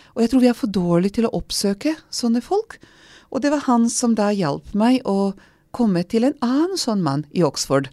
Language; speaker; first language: Norwegian; non-native, fluent; Hungarian